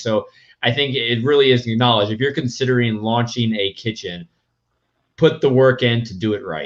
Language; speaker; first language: English; native; English